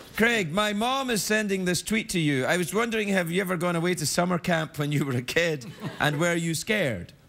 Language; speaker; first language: English; native; English